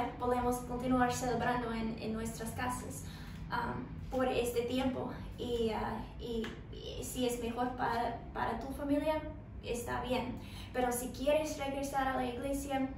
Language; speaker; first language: Spanish; non-native, learner; English